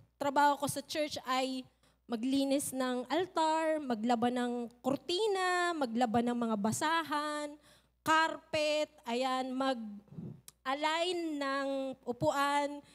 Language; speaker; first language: Filipino; native; Filipino